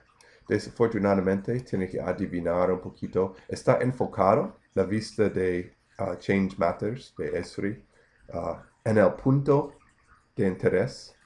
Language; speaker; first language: Spanish; non-native, fluent; English